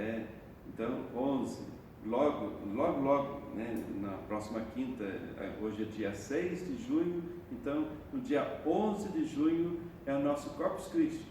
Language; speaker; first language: Portuguese; native; Portuguese